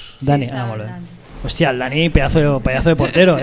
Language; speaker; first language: Catalan; native; Catalan